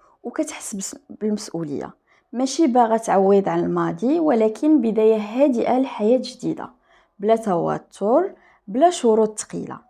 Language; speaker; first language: Arabic; native; Arabic